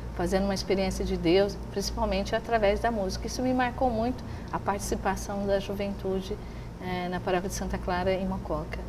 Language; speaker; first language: Portuguese; native; Portuguese